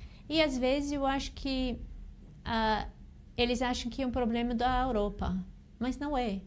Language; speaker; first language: Portuguese; non-native, fluent; English